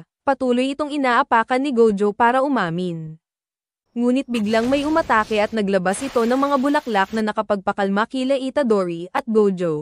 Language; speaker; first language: Filipino; native; Filipino